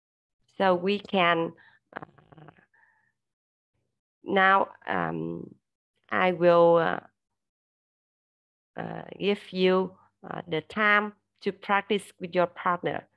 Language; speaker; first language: English; non-native, learner; Vietnamese